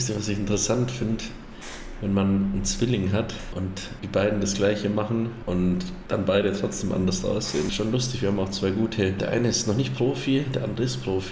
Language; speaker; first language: German; native; German